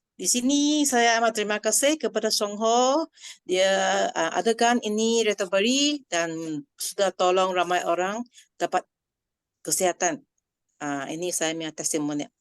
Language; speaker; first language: Malay; non-native, local second language; Chinese